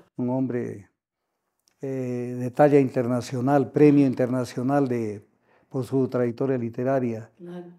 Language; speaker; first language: Spanish; native; Spanish